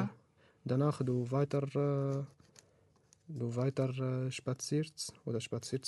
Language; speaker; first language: German; non-native, learner; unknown